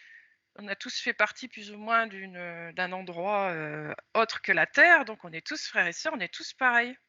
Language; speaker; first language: French; native; French